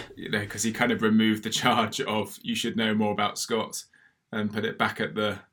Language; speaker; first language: English; native; English